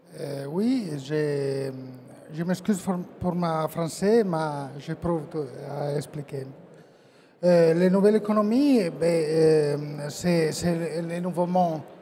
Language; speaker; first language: French; non-native, learner; Italian